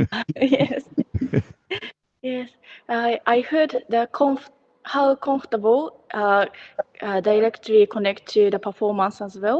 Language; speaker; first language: English; non-native, learner; Japanese